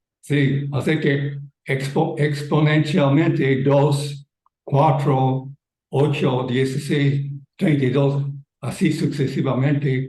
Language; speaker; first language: Spanish; non-native, fluent; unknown